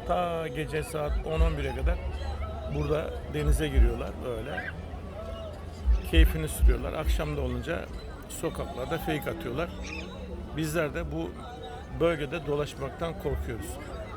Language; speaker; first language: Turkish; native; Turkish